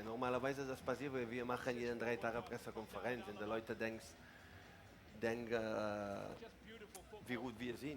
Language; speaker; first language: German; non-native, learner; Spanish